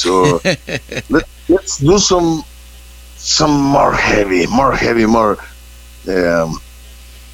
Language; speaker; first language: English; non-native, fluent; Spanish